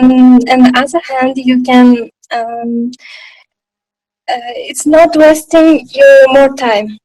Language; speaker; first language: English; non-native, learner; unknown